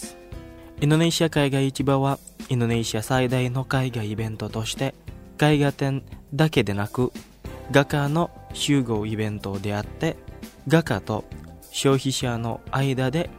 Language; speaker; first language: Japanese; non-native, fluent; Indonesian